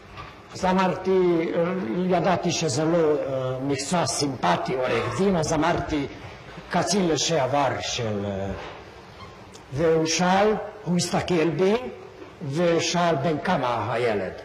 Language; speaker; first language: Hebrew; non-native, fluent; Hungarian